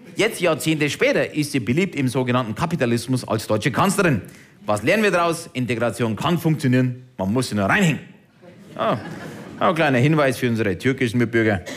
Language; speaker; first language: German; early bilingual, other home language; Turkish